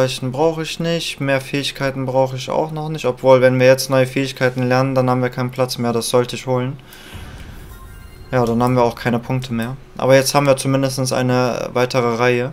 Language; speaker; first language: German; native; German